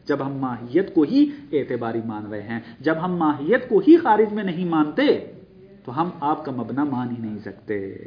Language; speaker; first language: Urdu; non-native, local second language; Punjabi